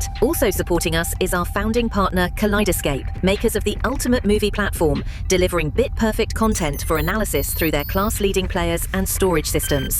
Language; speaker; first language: English; native; English